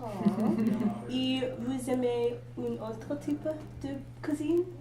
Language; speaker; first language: French; non-native, learner; English